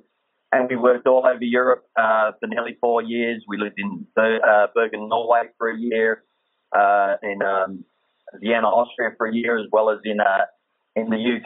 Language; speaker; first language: English; native; English